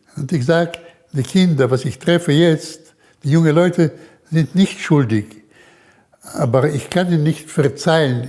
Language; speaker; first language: German; early bilingual, heritage; German